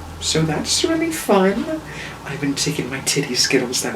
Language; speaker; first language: English; native; English